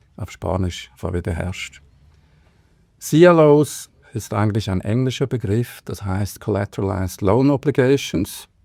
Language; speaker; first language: German; native; German